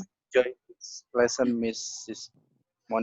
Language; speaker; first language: English; non-native, learner; Indonesian